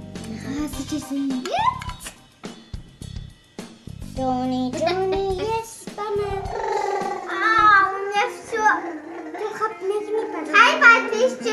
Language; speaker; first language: Russian; non-native, learner; Tajik